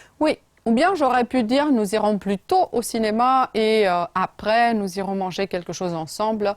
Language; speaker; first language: French; non-native, fluent; Romanian